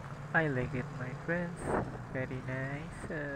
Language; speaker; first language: English; non-native, learner; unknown